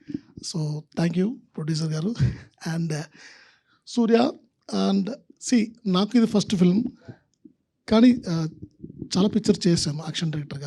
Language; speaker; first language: Telugu; non-native, learner; Tamil